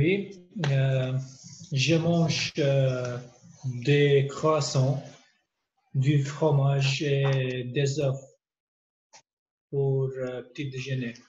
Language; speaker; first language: French; non-native, learner; Albanian